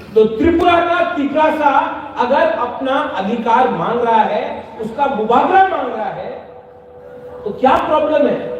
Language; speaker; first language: Hindi; non-native, local second language; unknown